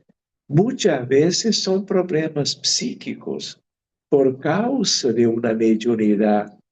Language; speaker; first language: Spanish; non-native, fluent; Portuguese